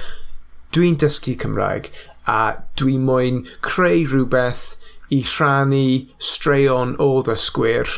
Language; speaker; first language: Welsh; non-native, learner; English